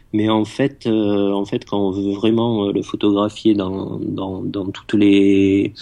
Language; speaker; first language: French; native; French